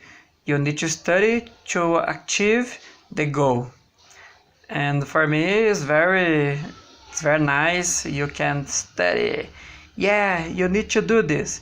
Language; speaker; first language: English; non-native, learner; Portuguese